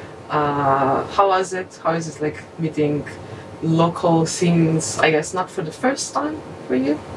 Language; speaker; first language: English; non-native, fluent; Slovenian